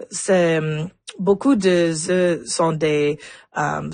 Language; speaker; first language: French; non-native, local second language; English